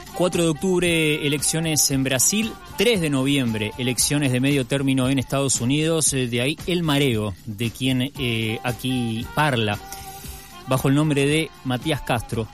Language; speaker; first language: Spanish; native; Spanish